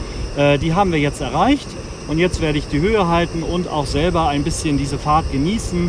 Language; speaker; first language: German; native; German